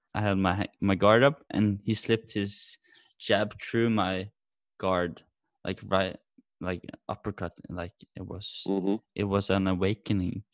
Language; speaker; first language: English; non-native, fluent; Norwegian